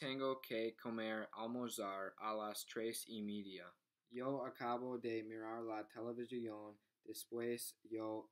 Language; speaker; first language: Spanish; non-native, learner; English